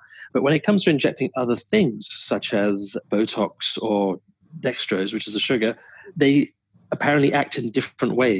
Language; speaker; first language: English; native; English